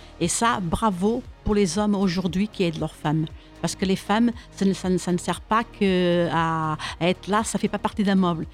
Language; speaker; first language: French; early bilingual, other home language; Portuguese